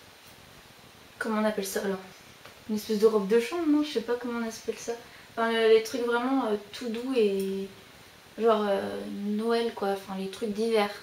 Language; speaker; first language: French; native; French